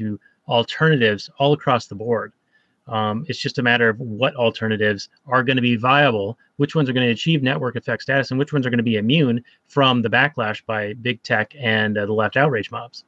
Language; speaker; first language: English; native; English